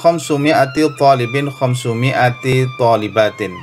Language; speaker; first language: Arabic; non-native, fluent; Indonesian